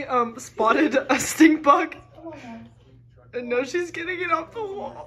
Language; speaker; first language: English; native; English